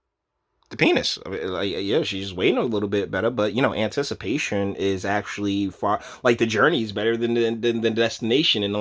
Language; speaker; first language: English; native; English